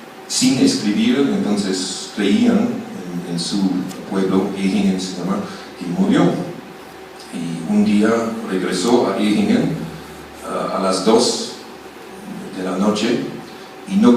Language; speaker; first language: Spanish; non-native, fluent; German